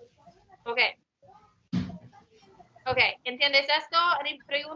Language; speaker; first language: Spanish; non-native, learner; English